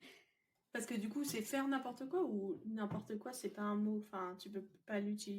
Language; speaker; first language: French; native; French